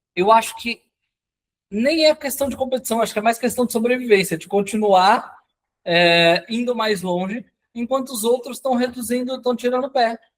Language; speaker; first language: Portuguese; native; Portuguese